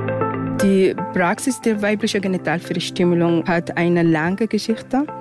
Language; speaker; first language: German; non-native, fluent; Arabic